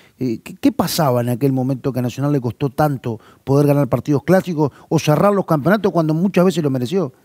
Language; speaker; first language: Spanish; native; Spanish